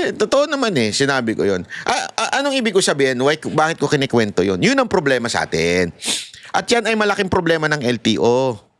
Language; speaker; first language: Filipino; native; Filipino